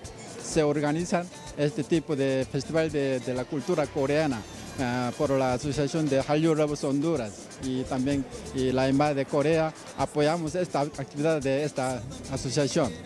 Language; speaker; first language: Spanish; non-native, fluent; Korean